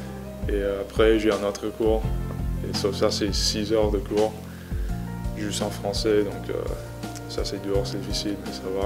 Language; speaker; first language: French; non-native, fluent; English